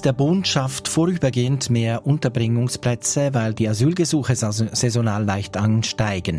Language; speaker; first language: German; native; German